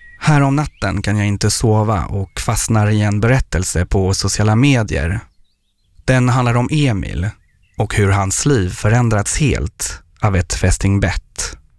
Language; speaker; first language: Swedish; non-native, fluent; French